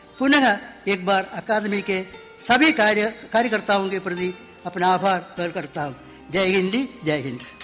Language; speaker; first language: Hindi; non-native, local second language; Malayalam